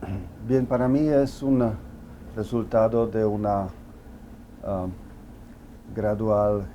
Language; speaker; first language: Spanish; non-native, fluent; Czech